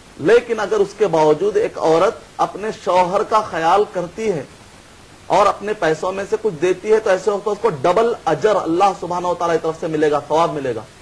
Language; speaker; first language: Urdu; native; Urdu